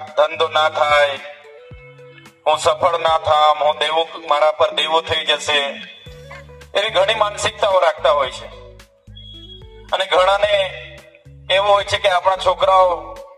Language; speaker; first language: Gujarati; non-native, local second language; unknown